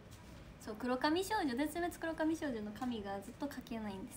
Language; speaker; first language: Japanese; native; Japanese